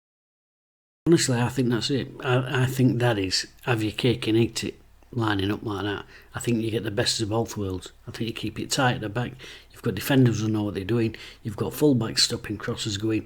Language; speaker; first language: English; native; English